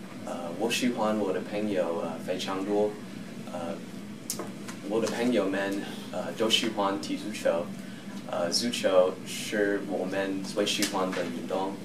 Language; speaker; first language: Chinese; non-native, learner; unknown